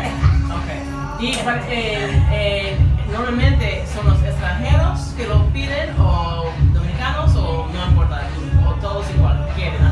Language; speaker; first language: Spanish; non-native, learner; English